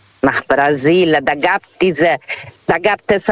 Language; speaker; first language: German; non-native, learner; Portuguese